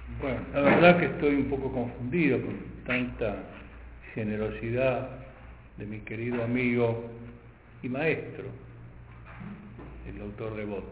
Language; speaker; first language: Spanish; native; Spanish